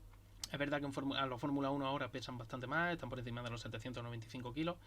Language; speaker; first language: Spanish; native; Spanish